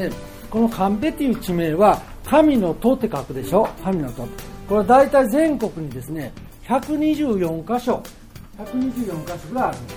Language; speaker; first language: Japanese; native; Japanese